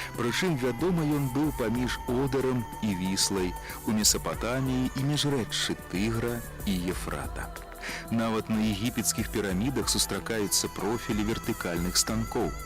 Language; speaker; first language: Belarusian; native; Belarusian